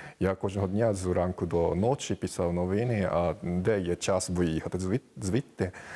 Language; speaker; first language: Ukrainian; non-native, fluent; Japanese